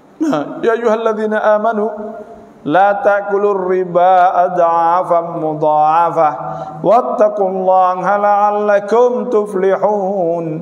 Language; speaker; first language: Malay; native; Malay